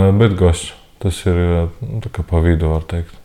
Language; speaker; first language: Latvian; non-native, learner; Polish